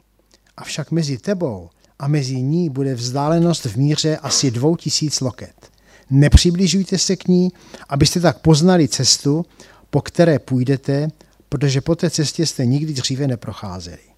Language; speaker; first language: Czech; native; Czech